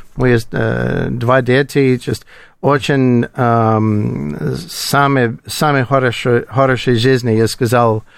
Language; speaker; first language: Russian; non-native, learner; English